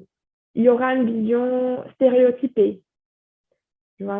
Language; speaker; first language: French; non-native, fluent; Portuguese